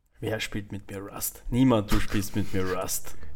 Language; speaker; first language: German; native; German